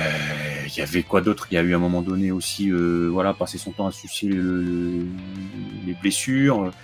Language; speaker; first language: French; native; French